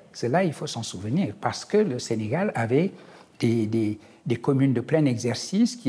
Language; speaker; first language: French; non-native, local second language; Wolof